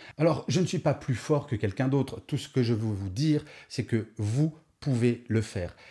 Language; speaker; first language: French; native; French